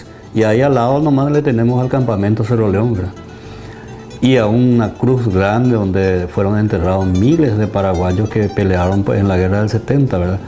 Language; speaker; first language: Spanish; native; Spanish